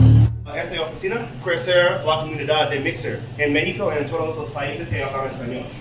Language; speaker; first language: Spanish; non-native, learner; English